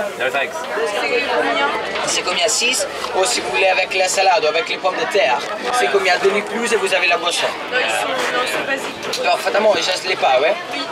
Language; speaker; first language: French; non-native, learner; Italian